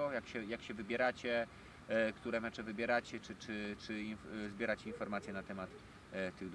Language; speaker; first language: Polish; native; Polish